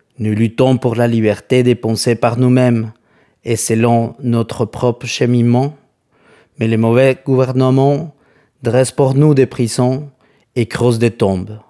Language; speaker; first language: French; non-native, fluent; Spanish